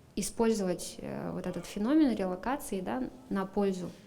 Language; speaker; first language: Russian; non-native, local second language; Kazakh